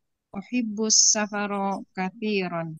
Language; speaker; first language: Arabic; non-native, learner; Indonesian